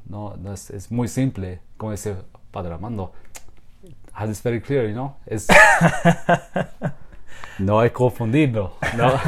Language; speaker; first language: Spanish; non-native, fluent; English